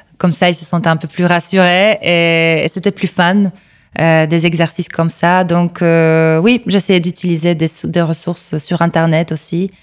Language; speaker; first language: French; non-native, fluent; Polish